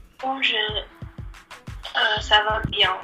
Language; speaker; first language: French; non-native, learner; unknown